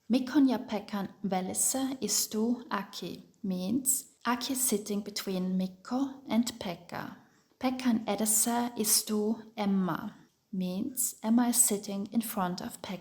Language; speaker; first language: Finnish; non-native, fluent; German